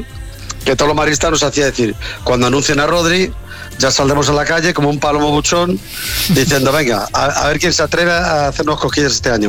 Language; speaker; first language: Spanish; native; Spanish